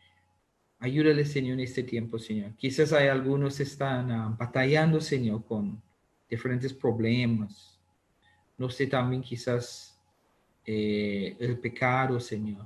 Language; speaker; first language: Spanish; non-native, learner; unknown